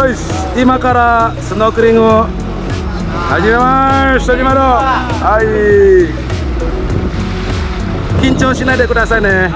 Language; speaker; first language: Japanese; non-native, local second language; Indonesian